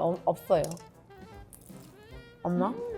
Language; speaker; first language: Korean; non-native, fluent; Portuguese